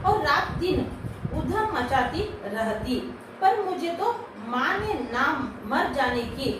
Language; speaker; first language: Hindi; non-native, local second language; Kannada